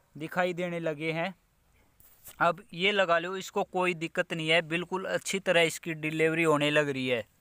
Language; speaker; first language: Hindi; native; Hindi